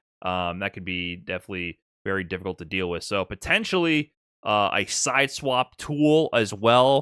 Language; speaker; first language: English; native; English